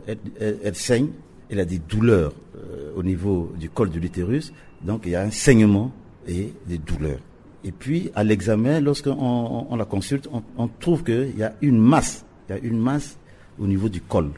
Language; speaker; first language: French; non-native, local second language; Sango